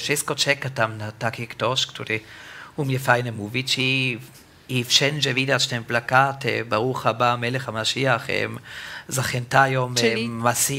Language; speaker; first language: Polish; non-native, learner; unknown